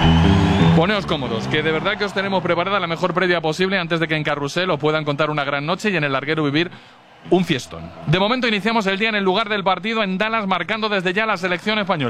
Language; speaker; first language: Spanish; native; Spanish